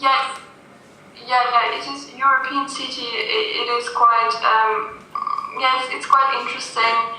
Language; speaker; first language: English; non-native, fluent; Russian